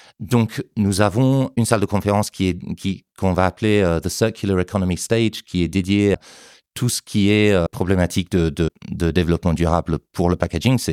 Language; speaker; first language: French; non-native, fluent; English